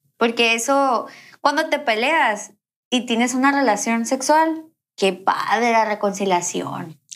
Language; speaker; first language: Spanish; native; Spanish